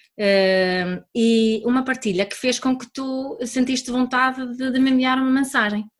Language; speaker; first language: Portuguese; early bilingual, other home language; Swedish